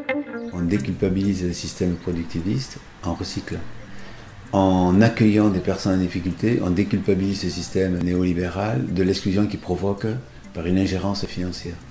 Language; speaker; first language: French; native; French